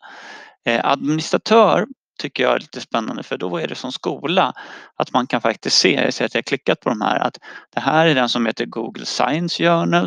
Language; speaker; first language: Swedish; native; Swedish